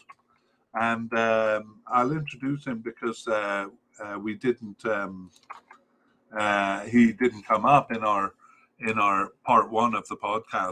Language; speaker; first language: English; native; English